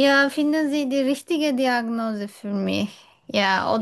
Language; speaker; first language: German; non-native, fluent; Turkish